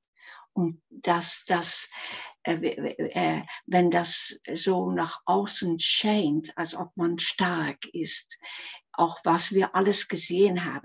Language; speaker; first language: German; non-native, fluent; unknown